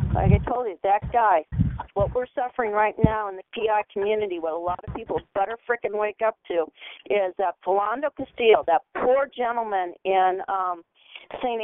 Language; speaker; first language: English; native; English